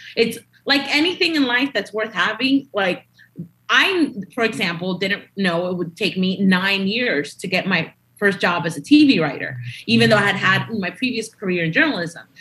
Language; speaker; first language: English; early bilingual, other home language; Spanish